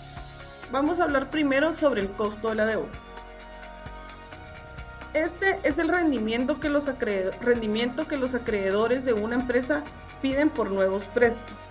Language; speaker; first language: Spanish; native; Spanish